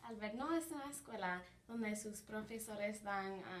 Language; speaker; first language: Spanish; early bilingual, heritage; Spanish